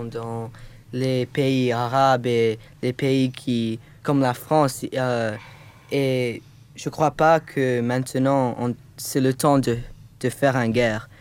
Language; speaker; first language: French; non-native, learner; English